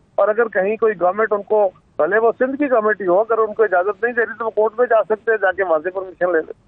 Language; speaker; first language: Urdu; non-native, local second language; Punjabi